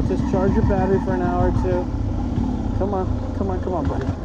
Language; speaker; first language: English; native; English